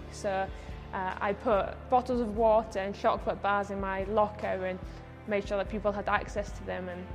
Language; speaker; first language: English; native; English